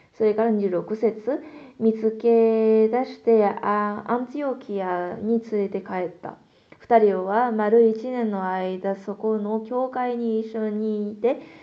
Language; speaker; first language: Japanese; non-native, fluent; Korean